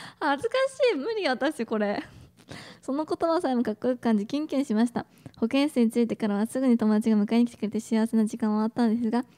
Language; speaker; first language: Japanese; native; Japanese